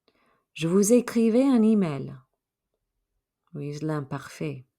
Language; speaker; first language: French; non-native, fluent; English